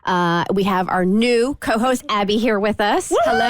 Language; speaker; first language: English; native; English